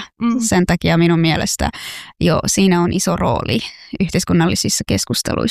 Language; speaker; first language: Finnish; non-native, fluent; Persian